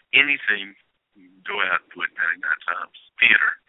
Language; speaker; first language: English; native; English